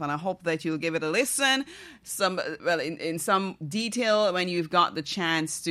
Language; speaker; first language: English; native; English